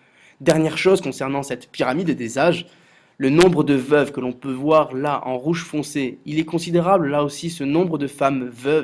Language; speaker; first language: French; native; French